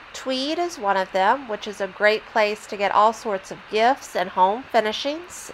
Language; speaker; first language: English; native; English